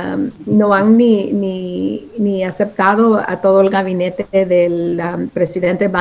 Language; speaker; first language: Spanish; early bilingual, other home language; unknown